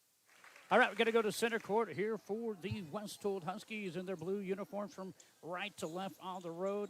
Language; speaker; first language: English; native; English